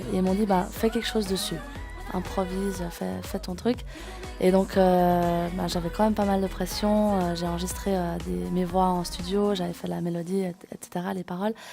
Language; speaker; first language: French; native; French